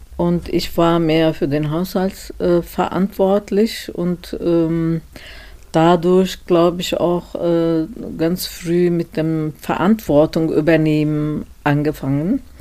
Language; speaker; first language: German; non-native, fluent; Turkish